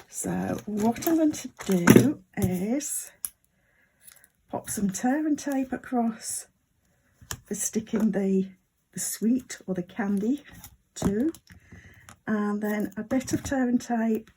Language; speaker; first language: English; native; English